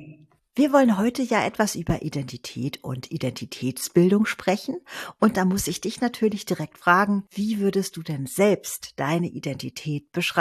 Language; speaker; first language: German; native; German